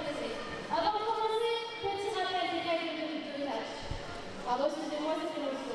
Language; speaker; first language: French; native; French